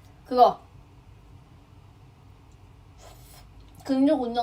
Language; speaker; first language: Korean; non-native, fluent; Thai